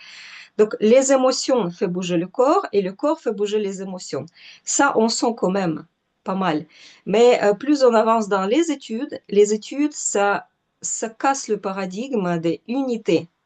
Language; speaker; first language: French; non-native, fluent; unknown